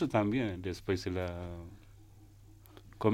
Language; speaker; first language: Spanish; non-native, learner; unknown